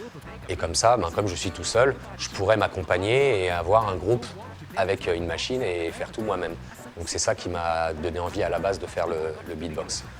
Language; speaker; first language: French; native; French